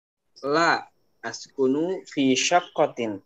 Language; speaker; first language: Arabic; non-native, fluent; Indonesian